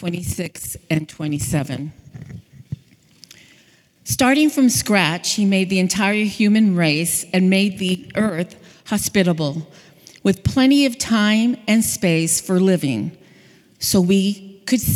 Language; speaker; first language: English; native; English